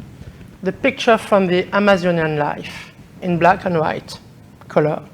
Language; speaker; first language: English; non-native, learner; French